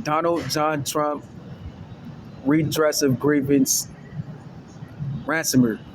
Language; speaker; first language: English; native; English